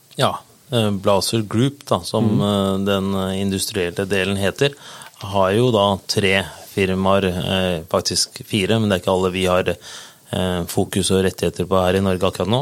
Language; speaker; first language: Norwegian; native; Norwegian